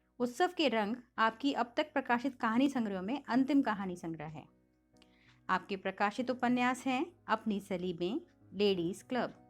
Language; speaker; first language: Hindi; native; Hindi